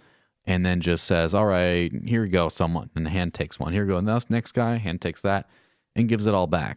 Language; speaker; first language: English; native; English